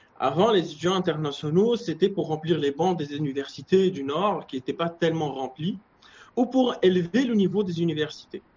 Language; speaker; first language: French; non-native, local second language; Arabic